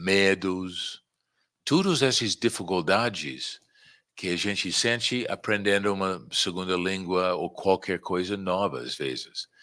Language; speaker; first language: Portuguese; non-native, fluent; English